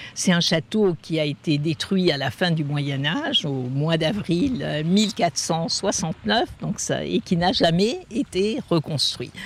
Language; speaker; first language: French; native; French